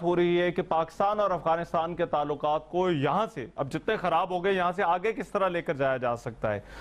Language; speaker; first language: Urdu; native; Urdu